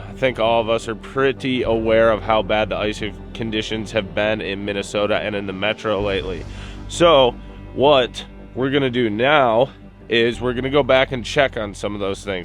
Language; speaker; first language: English; native; English